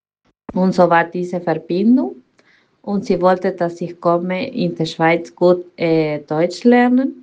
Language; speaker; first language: German; non-native, learner; Spanish